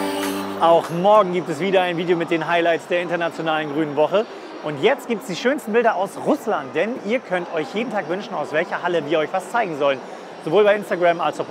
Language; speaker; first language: German; native; German